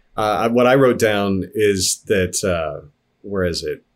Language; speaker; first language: English; native; English